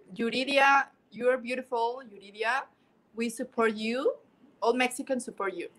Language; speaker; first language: English; non-native, learner; Spanish